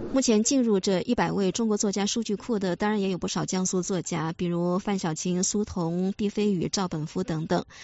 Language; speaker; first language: Chinese; native; Chinese